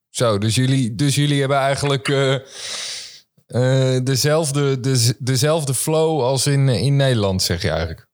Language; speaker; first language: Dutch; native; Dutch